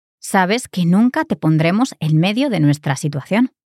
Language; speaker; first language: Spanish; native; Spanish